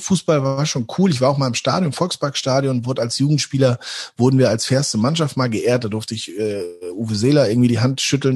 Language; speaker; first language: German; native; German